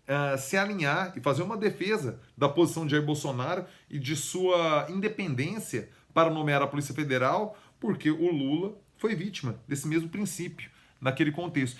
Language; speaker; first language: Portuguese; native; Portuguese